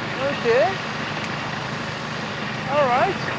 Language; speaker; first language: English; non-native, learner; French